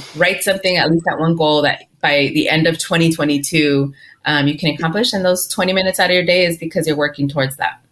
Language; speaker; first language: English; early bilingual, other home language; Spanish